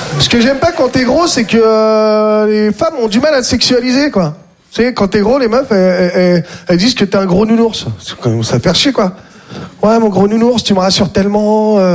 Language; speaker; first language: French; native; French